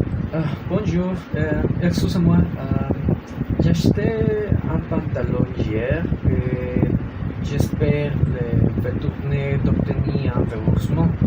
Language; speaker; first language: French; non-native, learner; Spanish